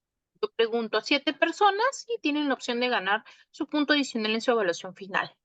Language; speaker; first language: Spanish; native; Spanish